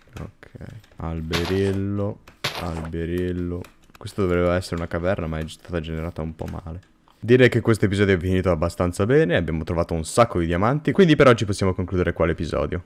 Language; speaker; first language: Italian; native; Italian